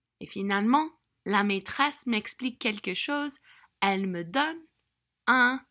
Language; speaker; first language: French; non-native, fluent; English